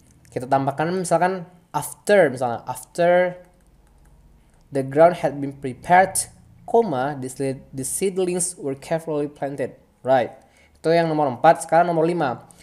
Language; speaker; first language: English; non-native, fluent; Indonesian